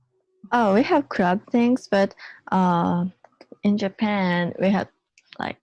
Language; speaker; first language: English; non-native, learner; Japanese